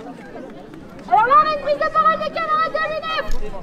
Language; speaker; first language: French; native; French